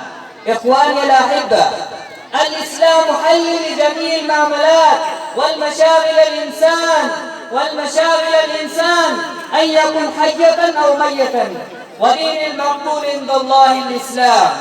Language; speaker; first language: Arabic; non-native, learner; Urdu